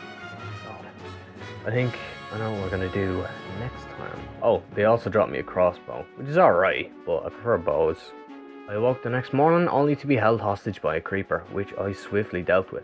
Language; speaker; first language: English; native; English